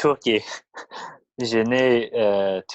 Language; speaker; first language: French; non-native, learner; Kurdish